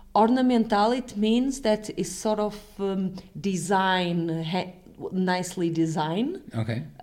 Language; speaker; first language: English; non-native, fluent; Portuguese